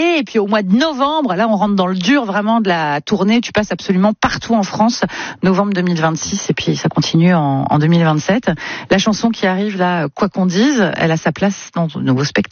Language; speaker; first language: French; native; French